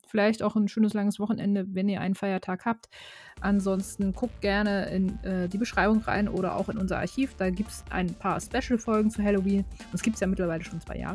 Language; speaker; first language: German; native; German